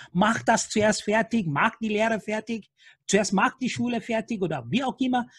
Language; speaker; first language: German; non-native, fluent; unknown